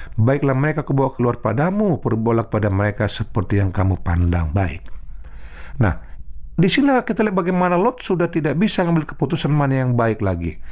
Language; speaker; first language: Indonesian; non-native, local second language; Batak Toba